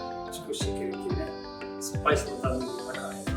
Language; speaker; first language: Japanese; non-native, learner; Arabic